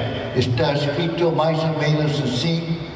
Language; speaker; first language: Portuguese; non-native, fluent; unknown